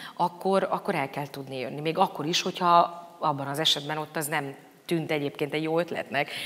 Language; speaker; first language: Hungarian; native; Hungarian